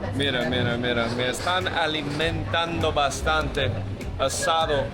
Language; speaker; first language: Spanish; non-native, learner; English